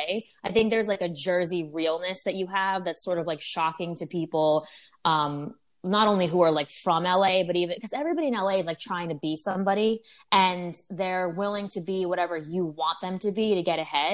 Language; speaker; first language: English; native; English